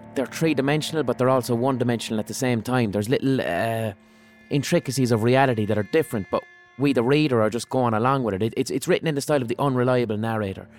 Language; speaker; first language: English; native; English